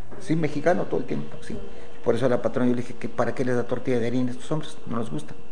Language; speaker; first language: Spanish; native; Spanish